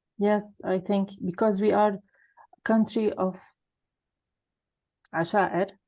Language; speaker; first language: English; non-native, learner; Arabic